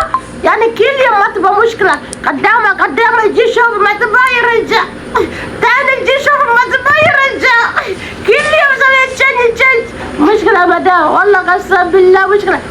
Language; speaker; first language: Arabic; non-native, learner; Oromo